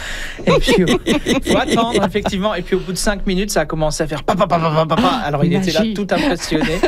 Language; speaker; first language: French; native; French